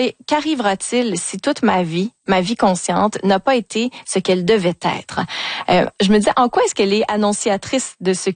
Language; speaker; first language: French; native; French